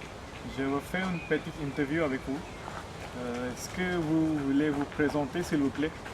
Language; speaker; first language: French; non-native, learner; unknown